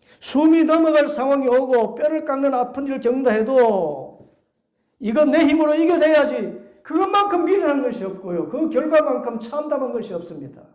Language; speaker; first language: Korean; native; Korean